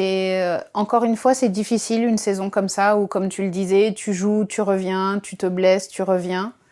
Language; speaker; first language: French; native; French